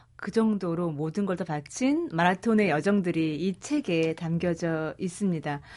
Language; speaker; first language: Korean; native; Korean